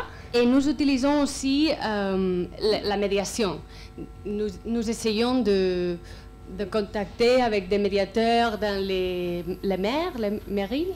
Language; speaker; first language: French; non-native, fluent; Spanish